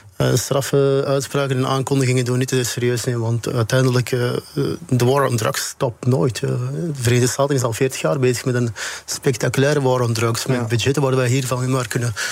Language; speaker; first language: Dutch; native; Dutch